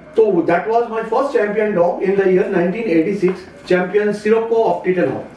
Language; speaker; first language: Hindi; non-native, local second language; Bangla